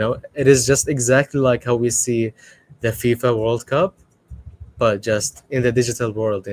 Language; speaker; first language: English; non-native, fluent; Arabic